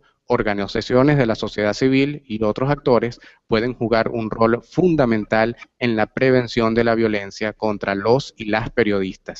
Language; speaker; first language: Spanish; native; Spanish